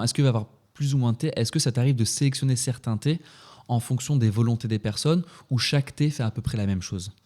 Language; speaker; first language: French; native; French